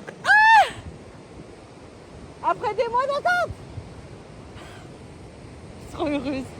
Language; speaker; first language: French; native; French